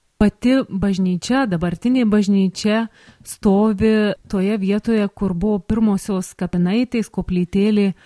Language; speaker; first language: Lithuanian; native; Lithuanian